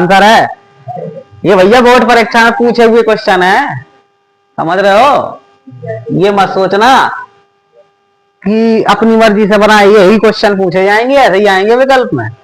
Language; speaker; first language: Hindi; native; Hindi